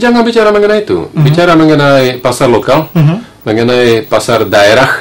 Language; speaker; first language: Indonesian; non-native, fluent; Slovak